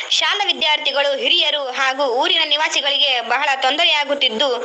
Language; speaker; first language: Kannada; native; Kannada